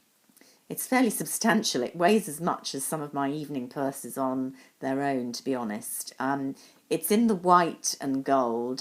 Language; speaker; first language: English; native; English